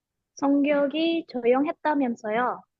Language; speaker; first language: Korean; non-native, learner; Indonesian